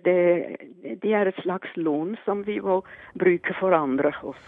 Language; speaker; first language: Norwegian; non-native, fluent; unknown